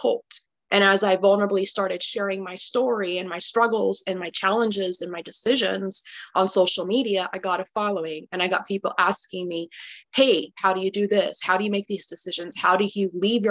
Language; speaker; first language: English; native; English